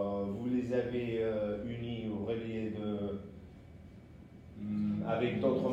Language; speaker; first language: French; non-native, fluent; Spanish